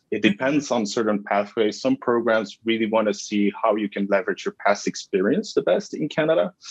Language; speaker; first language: English; non-native, fluent; Dutch